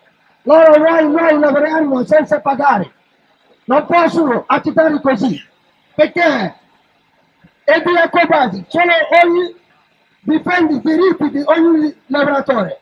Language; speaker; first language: Italian; non-native, learner; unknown